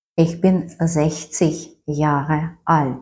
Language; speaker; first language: German; non-native, fluent; Ukrainian